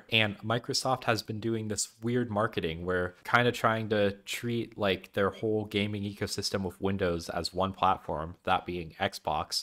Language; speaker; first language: English; native; English